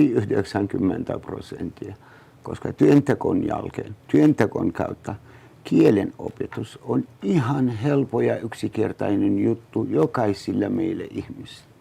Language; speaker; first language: Finnish; non-native, learner; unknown